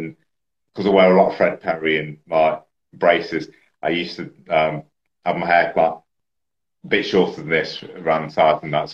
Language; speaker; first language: English; native; English